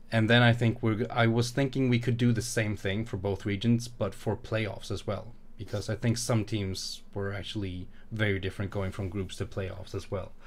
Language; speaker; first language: English; non-native, fluent; Swedish